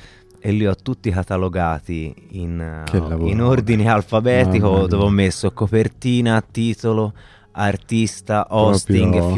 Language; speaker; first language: Italian; native; Italian